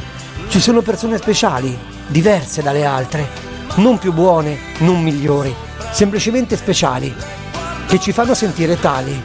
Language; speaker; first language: Italian; native; Italian